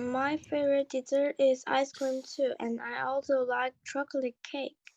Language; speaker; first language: English; non-native, learner; Chinese